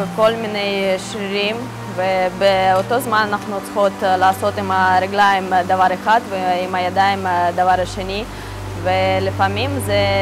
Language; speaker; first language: Hebrew; non-native, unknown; Russian